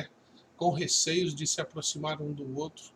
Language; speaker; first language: Portuguese; native; Portuguese